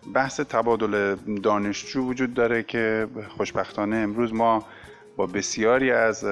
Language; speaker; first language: Persian; native; Persian